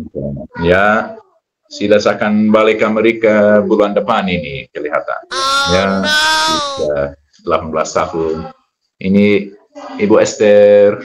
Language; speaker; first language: Indonesian; non-native, fluent; English